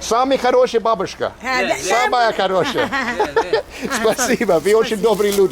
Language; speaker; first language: Russian; non-native, learner; English